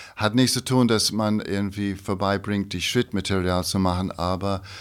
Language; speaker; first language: German; non-native, fluent; English